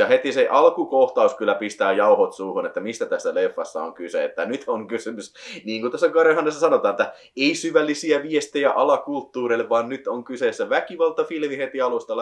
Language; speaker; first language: Finnish; native; Finnish